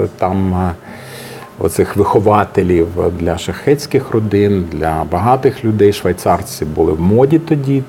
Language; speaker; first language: Ukrainian; native; Ukrainian